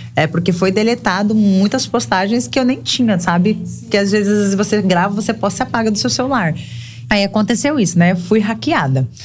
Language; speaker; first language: Portuguese; native; Portuguese